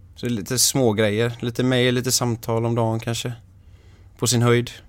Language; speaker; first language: Swedish; native; Swedish